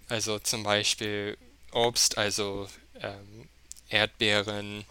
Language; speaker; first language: German; non-native, fluent; English